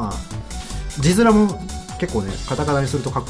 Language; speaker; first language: Japanese; native; Japanese